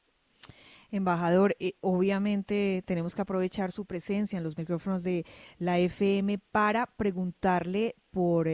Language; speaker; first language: Spanish; native; Spanish